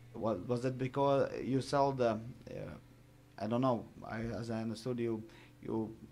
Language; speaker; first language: English; non-native, fluent; Latvian